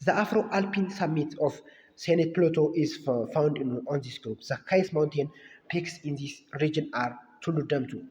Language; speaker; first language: English; non-native, local second language; Amharic